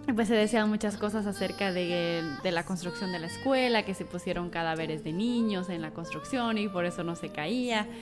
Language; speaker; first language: Spanish; native; Spanish